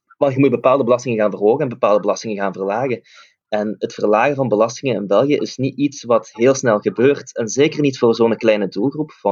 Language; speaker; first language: Dutch; native; Dutch